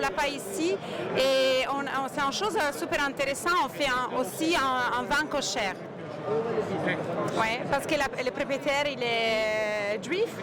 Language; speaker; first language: French; non-native, fluent; Italian